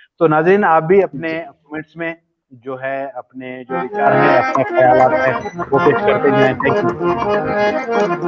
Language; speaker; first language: Urdu; non-native, local second language; Marwari